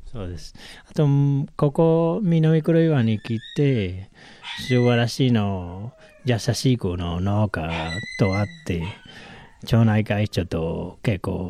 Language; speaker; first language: Japanese; non-native, learner; Spanish